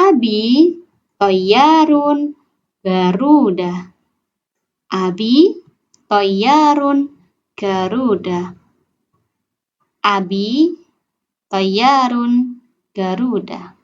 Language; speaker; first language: Arabic; non-native, learner; Indonesian